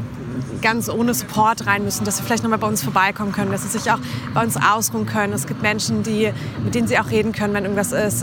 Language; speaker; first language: German; native; German